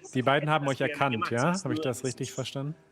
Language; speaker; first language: German; native; German